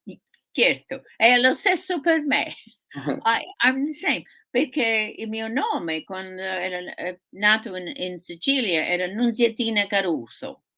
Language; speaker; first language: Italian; early bilingual, heritage; Sicilian